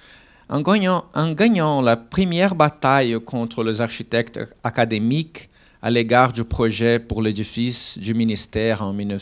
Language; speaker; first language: French; non-native, fluent; Portuguese